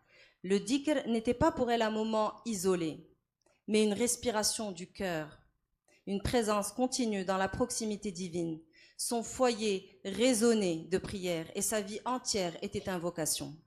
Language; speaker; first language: French; non-native, local second language; Arabic